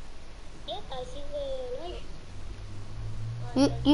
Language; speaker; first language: English; non-native, learner; French